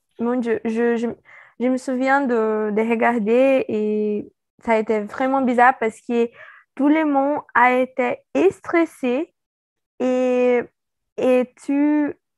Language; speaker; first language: French; non-native, learner; Portuguese